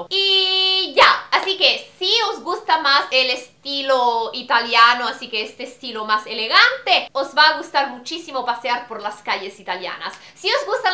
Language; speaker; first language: Spanish; non-native, fluent; Italian